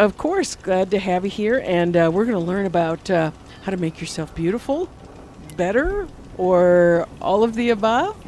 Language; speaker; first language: English; native; English